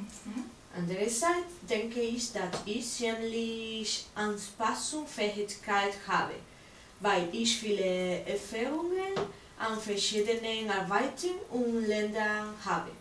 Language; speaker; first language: German; non-native, learner; Spanish